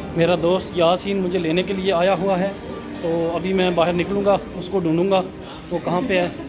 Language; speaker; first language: Urdu; non-native, local second language; Punjabi